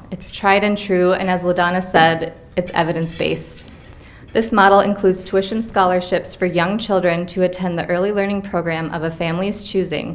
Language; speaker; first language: English; native; English